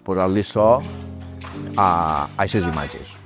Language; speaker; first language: Catalan; native; Catalan